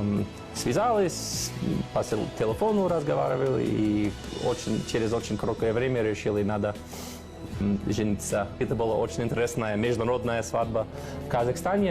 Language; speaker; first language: Russian; non-native, fluent; English